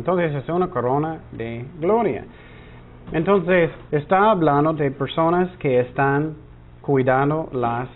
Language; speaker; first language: Spanish; non-native, fluent; English